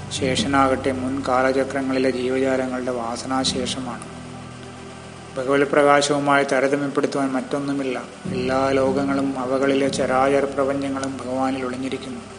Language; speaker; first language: Malayalam; native; Malayalam